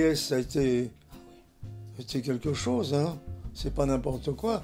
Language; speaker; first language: French; native; French